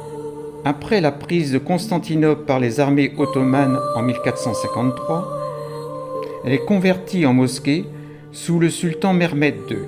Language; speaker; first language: French; native; French